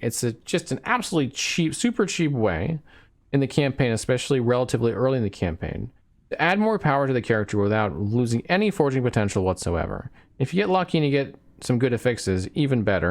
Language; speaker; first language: English; native; English